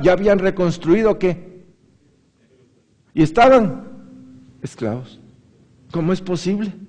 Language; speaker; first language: Spanish; native; Spanish